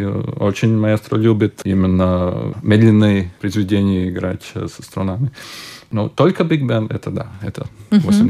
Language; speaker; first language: Russian; non-native, local second language; Latvian